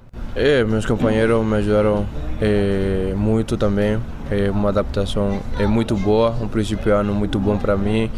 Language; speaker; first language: Portuguese; non-native, fluent; Spanish